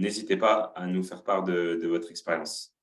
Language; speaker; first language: French; native; French